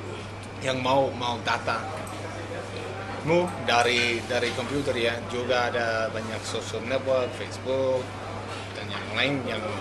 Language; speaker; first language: Indonesian; non-native, learner; English